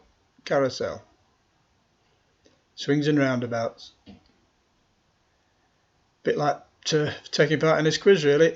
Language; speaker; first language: English; native; English